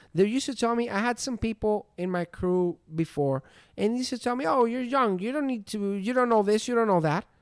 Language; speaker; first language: English; non-native, fluent; Greek